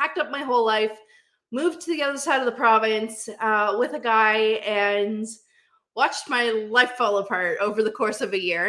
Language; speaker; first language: English; native; English